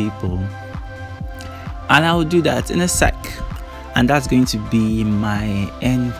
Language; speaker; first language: English; non-native, local second language; Igbo